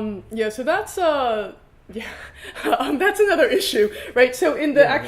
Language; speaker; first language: English; native; English